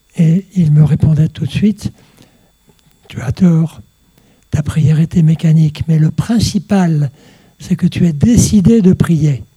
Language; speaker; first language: French; native; French